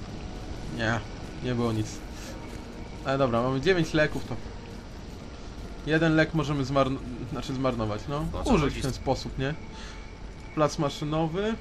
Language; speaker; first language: Polish; native; Polish